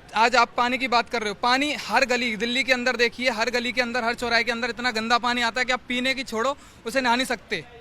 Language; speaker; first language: Hindi; native; Hindi